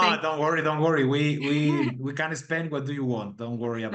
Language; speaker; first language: English; non-native, learner; Spanish